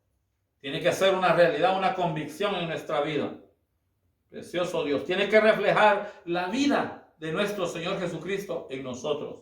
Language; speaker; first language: Spanish; native; Spanish